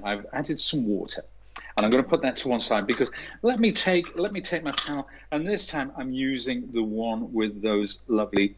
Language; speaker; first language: English; native; English